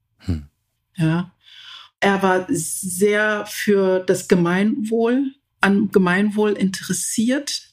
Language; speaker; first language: German; early bilingual, other home language; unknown